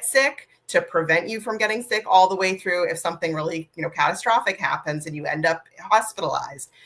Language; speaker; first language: English; native; English